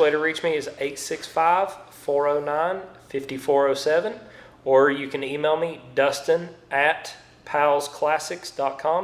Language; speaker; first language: English; native; English